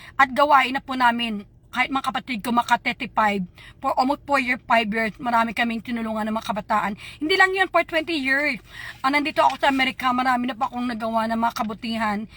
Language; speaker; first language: Filipino; non-native, local second language; Hiligaynon